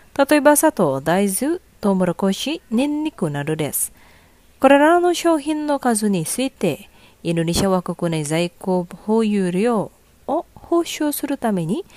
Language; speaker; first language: Japanese; non-native, fluent; Indonesian